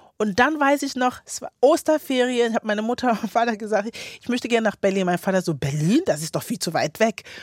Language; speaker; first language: German; early bilingual, other home language; Akan